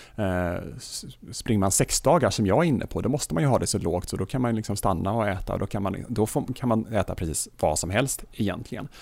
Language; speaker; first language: Swedish; native; Swedish